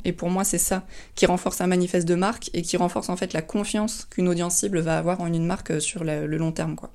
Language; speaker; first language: French; native; French